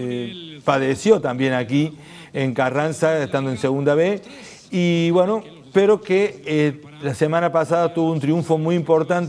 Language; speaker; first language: Spanish; native; Spanish